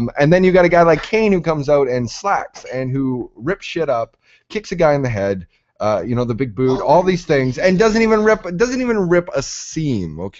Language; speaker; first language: English; native; English